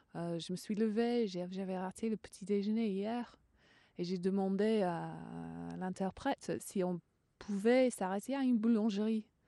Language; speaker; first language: French; non-native, fluent; English